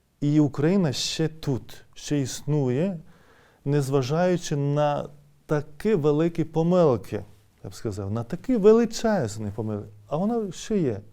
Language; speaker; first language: Ukrainian; non-native, fluent; Lithuanian